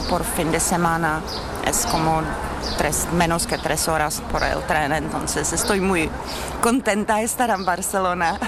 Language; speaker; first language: Spanish; non-native, fluent; Czech